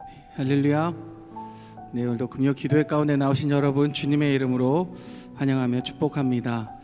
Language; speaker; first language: Korean; native; Korean